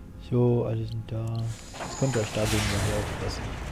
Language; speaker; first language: German; native; German